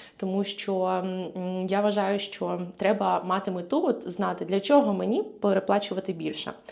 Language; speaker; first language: Ukrainian; native; Ukrainian